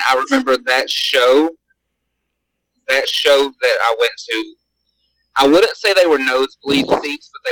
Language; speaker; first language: English; native; English